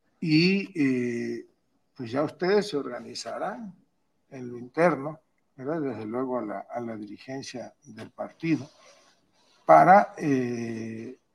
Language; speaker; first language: Spanish; native; Spanish